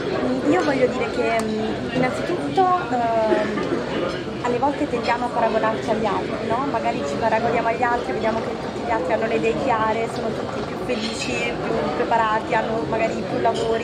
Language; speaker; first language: Italian; native; Italian